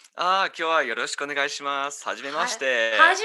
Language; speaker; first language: Japanese; non-native, learner; English